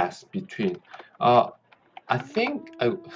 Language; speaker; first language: English; non-native, learner; Korean